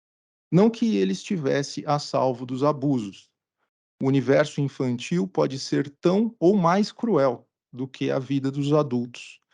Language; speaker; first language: Portuguese; native; Portuguese